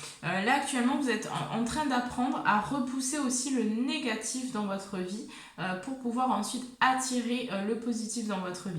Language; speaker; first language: French; native; French